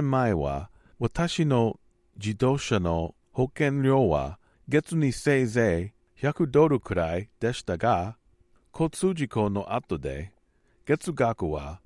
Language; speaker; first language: Japanese; non-native, learner; English